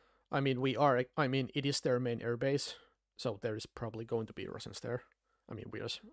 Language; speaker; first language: English; non-native, fluent; Finnish